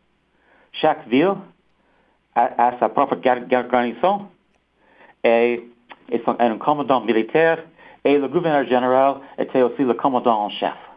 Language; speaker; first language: French; non-native, fluent; English